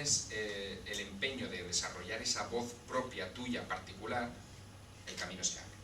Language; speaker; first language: Spanish; native; Spanish